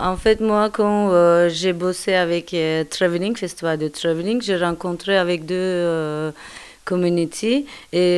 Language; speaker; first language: French; non-native, learner; Turkish